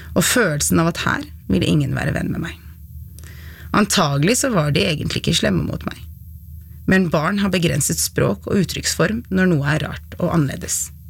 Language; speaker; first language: Norwegian; early bilingual, other home language; Arabic